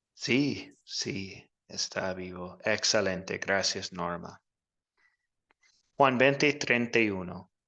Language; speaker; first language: Spanish; non-native, fluent; English